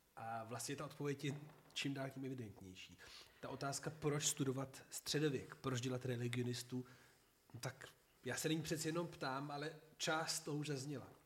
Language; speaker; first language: Czech; non-native, fluent; Italian